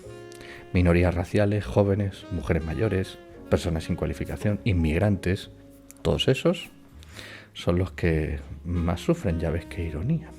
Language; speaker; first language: Spanish; native; Spanish